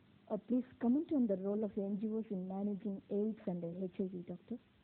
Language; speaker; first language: English; non-native, local second language; Tamil